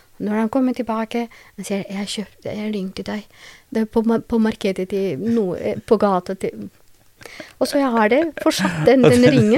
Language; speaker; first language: Norwegian; non-native, learner; Albanian